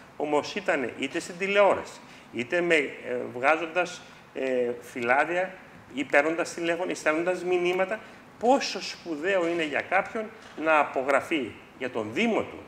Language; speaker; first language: Greek; native; Greek